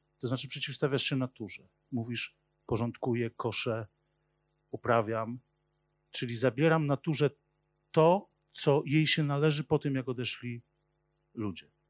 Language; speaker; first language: Polish; native; Polish